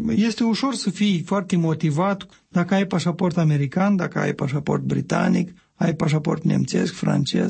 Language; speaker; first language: Romanian; native; Romanian